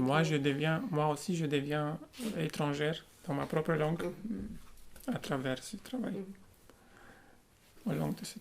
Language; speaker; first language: French; non-native, fluent; Romanian